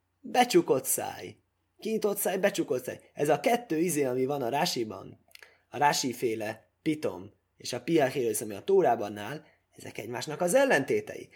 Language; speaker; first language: Hungarian; early bilingual, heritage; Hungarian